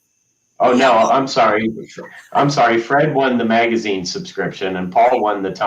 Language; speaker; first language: English; native; English